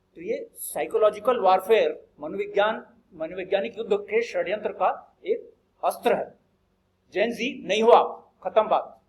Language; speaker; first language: Hindi; native; Hindi